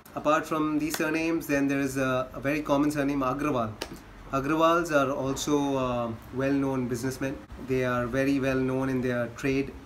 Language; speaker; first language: English; non-native, local second language; Hindi